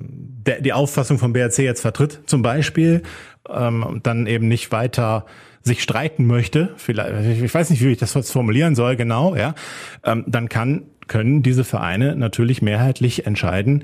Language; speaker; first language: German; native; German